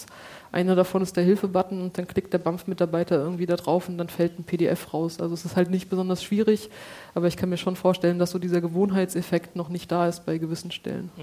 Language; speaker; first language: German; native; German